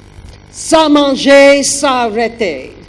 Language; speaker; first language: French; non-native, learner; German